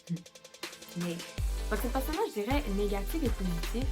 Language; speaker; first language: French; native; French